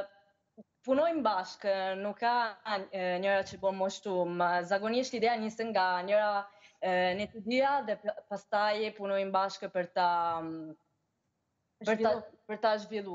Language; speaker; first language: Albanian; early bilingual, heritage; Albanian